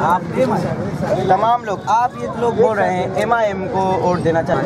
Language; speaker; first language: Hindi; native; Hindi